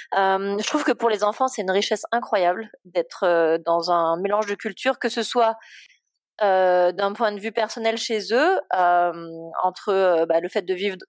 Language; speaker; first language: French; native; French